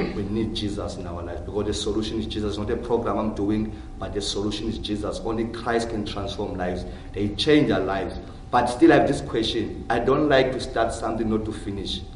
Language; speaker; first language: English; non-native, local second language; Xhosa